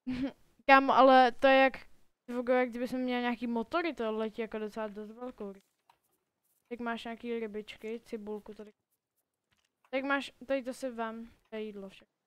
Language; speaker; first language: Czech; native; Czech